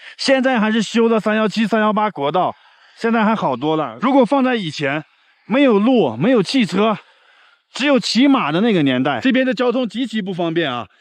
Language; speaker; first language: Chinese; native; Chinese